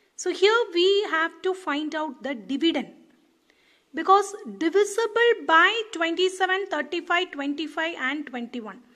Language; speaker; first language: English; non-native, local second language; Tamil